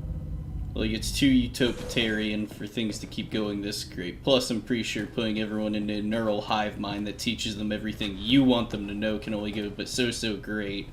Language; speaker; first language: English; native; English